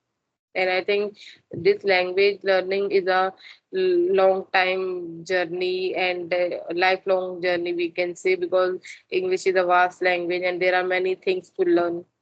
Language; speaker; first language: English; non-native, learner; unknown